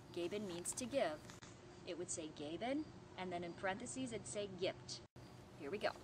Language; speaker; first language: German; non-native, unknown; English